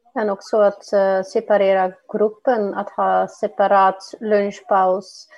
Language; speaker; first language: Swedish; non-native, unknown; Dutch